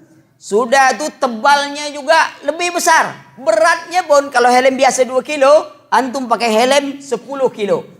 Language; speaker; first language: Malay; native; Malay